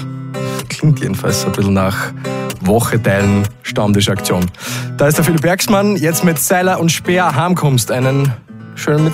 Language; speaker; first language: German; native; German